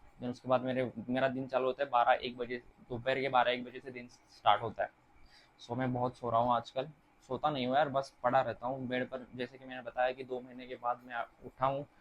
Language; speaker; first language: Hindi; non-native, local second language; Marathi